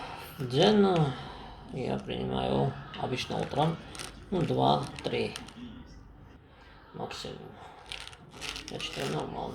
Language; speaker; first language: Russian; non-native, fluent; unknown